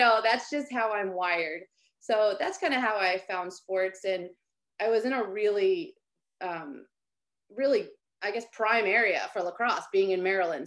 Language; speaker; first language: English; native; English